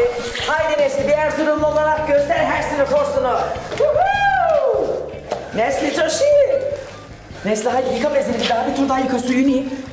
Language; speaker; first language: Turkish; native; Turkish